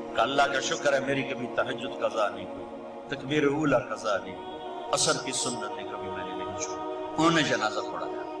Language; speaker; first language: Urdu; non-native, local second language; Punjabi